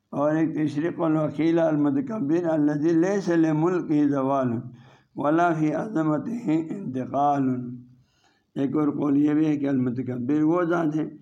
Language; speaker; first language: Urdu; non-native, local second language; Balti